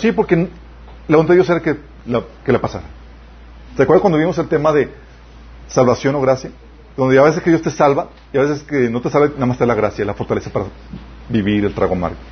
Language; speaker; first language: Spanish; native; Spanish